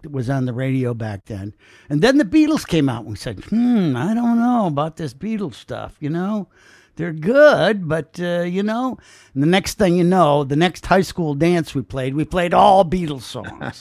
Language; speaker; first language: English; native; English